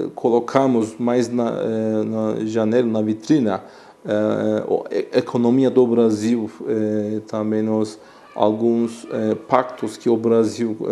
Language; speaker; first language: Portuguese; non-native, fluent; Turkish